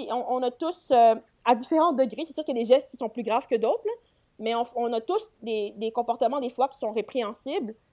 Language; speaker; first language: French; native; French